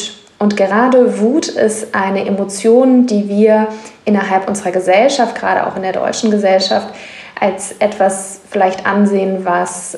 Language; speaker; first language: German; native; German